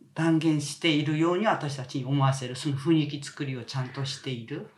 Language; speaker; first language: Japanese; non-native, fluent; Korean